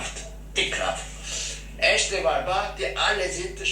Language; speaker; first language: German; non-native, learner; Korean